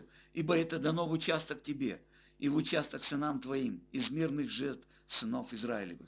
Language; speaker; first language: Russian; native; Russian